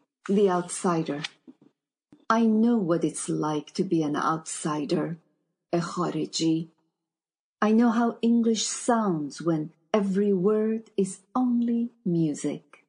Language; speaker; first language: English; non-native, fluent; Persian